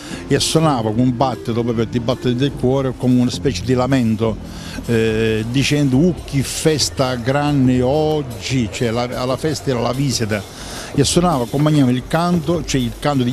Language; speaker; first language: Italian; native; Italian